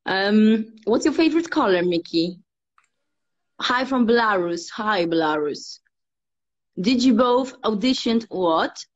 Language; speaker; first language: English; non-native, fluent; Polish